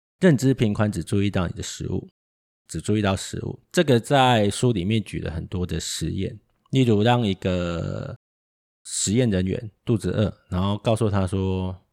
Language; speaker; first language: Chinese; native; Chinese